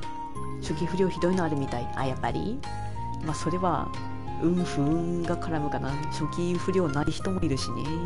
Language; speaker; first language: Japanese; native; Japanese